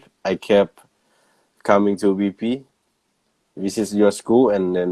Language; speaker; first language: English; non-native, learner; Thai